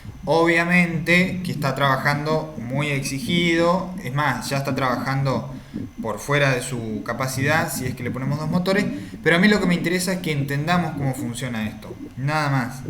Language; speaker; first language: Spanish; native; Spanish